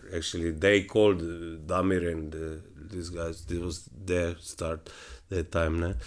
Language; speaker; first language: English; non-native, fluent; Slovenian